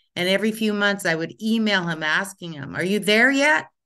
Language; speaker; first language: English; native; English